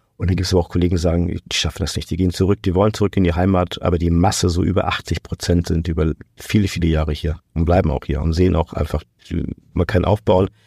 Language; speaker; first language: German; non-native, fluent; Portuguese